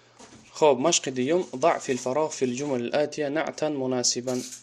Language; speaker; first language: Arabic; non-native, fluent; Tajik